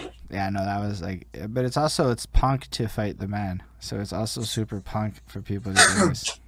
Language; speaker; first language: English; native; English